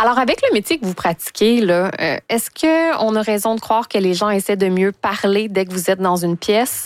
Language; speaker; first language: French; native; French